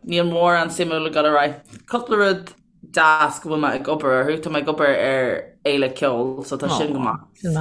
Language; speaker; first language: Irish; native; Irish